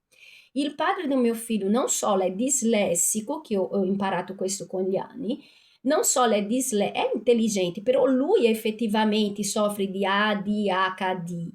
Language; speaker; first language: Italian; non-native, fluent; Portuguese